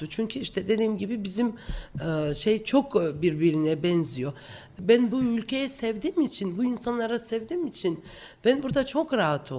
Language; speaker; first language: Turkish; non-native, fluent; Georgian